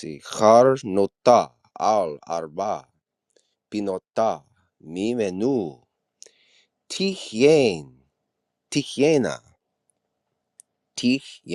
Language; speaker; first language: Hebrew; non-native, learner; English